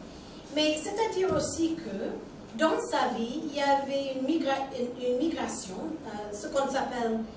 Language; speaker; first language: French; non-native, fluent; English